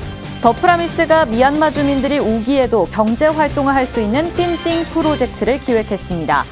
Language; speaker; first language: Korean; native; Korean